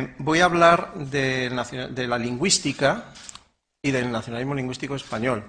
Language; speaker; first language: Spanish; native; Spanish